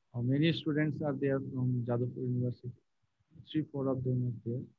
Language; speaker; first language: Hindi; non-native, local second language; Bangla